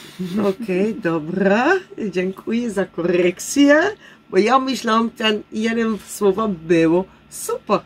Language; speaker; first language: Polish; non-native, learner; Dutch